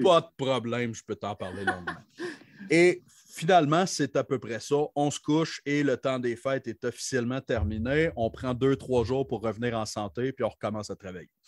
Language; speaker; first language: French; native; French